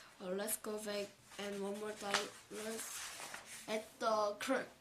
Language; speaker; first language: English; non-native, learner; Korean